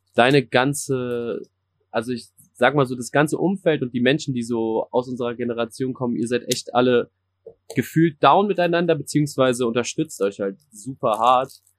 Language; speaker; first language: German; native; German